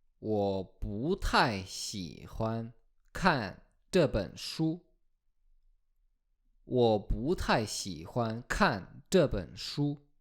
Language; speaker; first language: Chinese; non-native, fluent; Polish